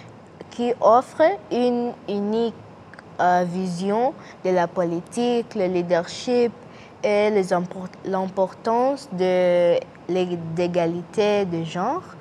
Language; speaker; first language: French; non-native, learner; English